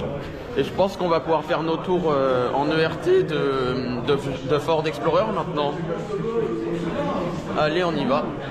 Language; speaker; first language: French; native; French